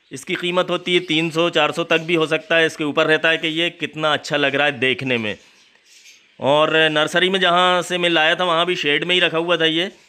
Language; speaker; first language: Hindi; native; Hindi